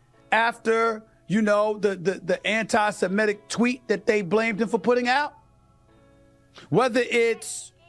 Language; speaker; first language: English; native; English